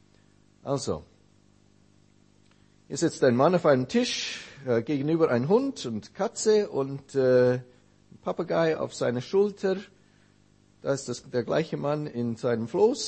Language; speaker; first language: German; non-native, fluent; English